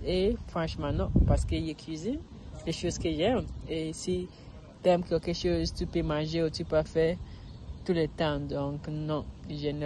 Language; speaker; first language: French; non-native, learner; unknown